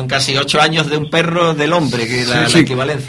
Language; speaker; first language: Spanish; native; Spanish